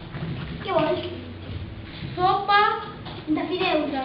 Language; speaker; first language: Catalan; non-native, learner; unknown